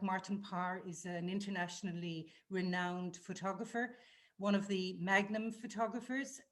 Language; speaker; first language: English; native; English